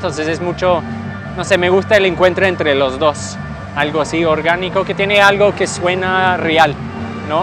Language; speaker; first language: Spanish; non-native, fluent; English